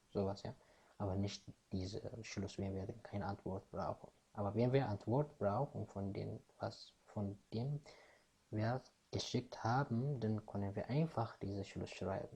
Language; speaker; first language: German; non-native, fluent; Tigrinya